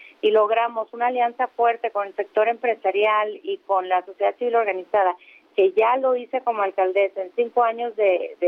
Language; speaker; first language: Spanish; native; Spanish